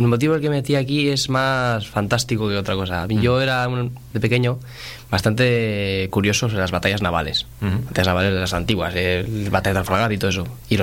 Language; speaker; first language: Spanish; native; Spanish